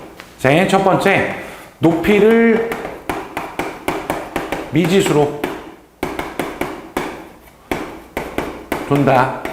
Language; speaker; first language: Korean; native; Korean